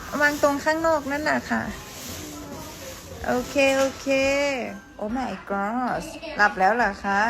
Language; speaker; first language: Thai; native; Thai